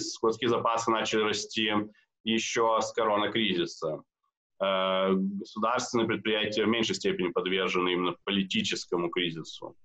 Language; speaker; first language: Russian; native; Russian